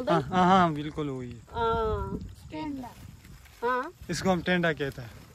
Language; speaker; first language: Hindi; non-native, fluent; Pashto